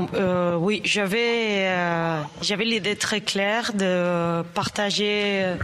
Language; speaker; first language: French; non-native, learner; Spanish